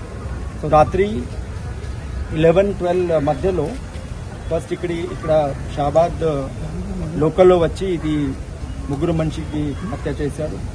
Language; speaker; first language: Telugu; non-native, learner; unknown